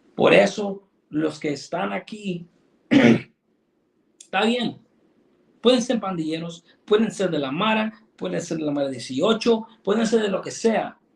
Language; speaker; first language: Spanish; early bilingual, heritage; Spanish